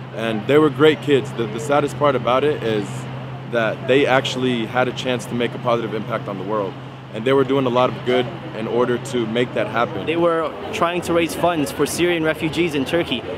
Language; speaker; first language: English; native; English